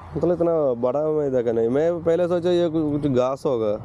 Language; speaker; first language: Hindi; non-native, local second language; Malayalam